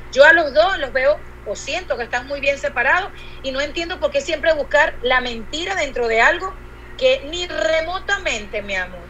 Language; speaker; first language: Spanish; native; Spanish